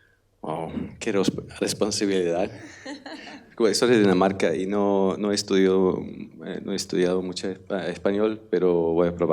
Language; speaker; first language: Spanish; non-native, learner; Danish